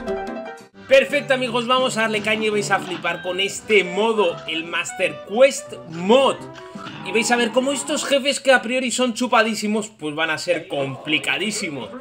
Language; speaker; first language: Spanish; native; Spanish